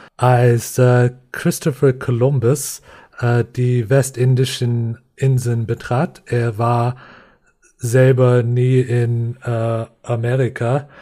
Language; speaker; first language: German; non-native, fluent; English